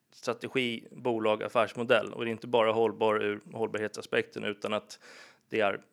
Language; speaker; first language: Swedish; early bilingual, other home language; English